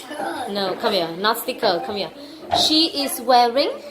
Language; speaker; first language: English; non-native, fluent; Vietnamese